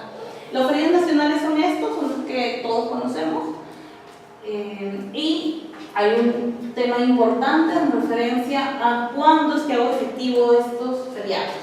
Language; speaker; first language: Spanish; native; Spanish